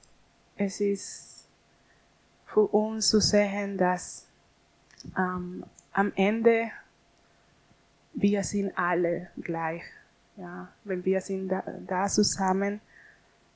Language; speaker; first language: German; non-native, learner; Spanish